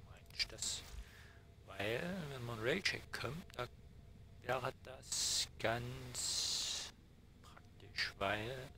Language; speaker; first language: German; native; German